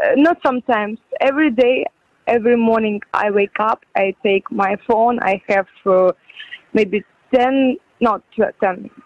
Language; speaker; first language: English; non-native, learner; Ukrainian